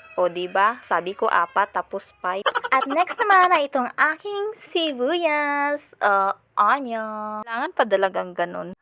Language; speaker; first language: Filipino; non-native, local second language; Cebuano